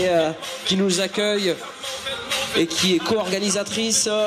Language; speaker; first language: French; native; French